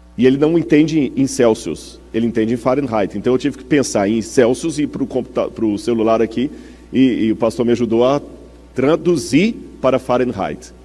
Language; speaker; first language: Portuguese; native; Portuguese